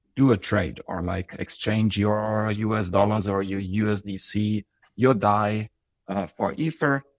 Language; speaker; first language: English; non-native, fluent; Bosnian